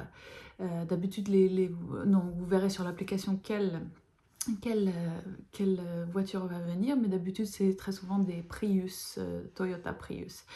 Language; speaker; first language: French; non-native, fluent; Lithuanian